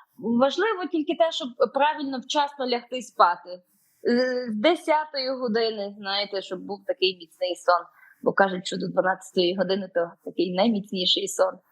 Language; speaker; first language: Ukrainian; native; Ukrainian